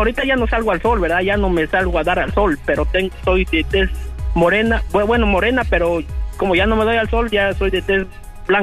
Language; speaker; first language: Spanish; native; Spanish